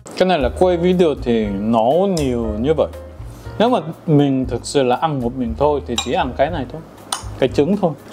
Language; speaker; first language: Vietnamese; non-native, fluent; Korean